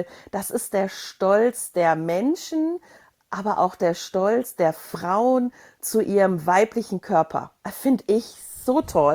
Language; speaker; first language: German; native; German